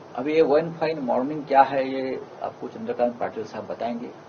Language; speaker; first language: Hindi; non-native, local second language; Marathi